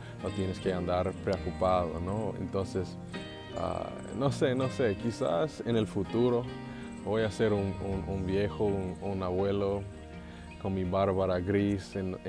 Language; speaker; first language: Spanish; non-native, learner; English